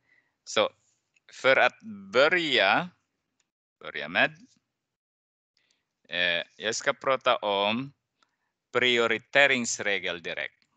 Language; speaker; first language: Swedish; non-native, fluent; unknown